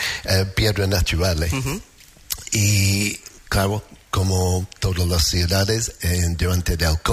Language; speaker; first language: Spanish; non-native, learner; English